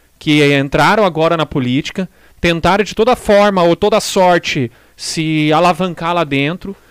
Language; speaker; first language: Portuguese; native; Portuguese